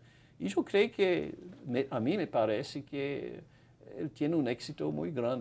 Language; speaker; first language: Spanish; non-native, fluent; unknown